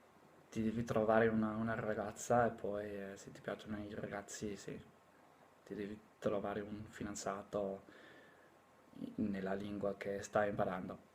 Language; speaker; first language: Italian; non-native, fluent; English